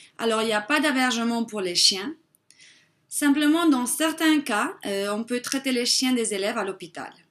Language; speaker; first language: French; non-native, fluent; Spanish